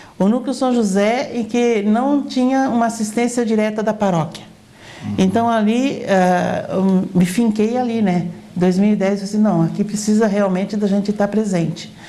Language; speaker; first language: Portuguese; native; Portuguese